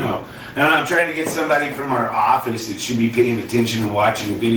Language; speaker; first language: English; native; English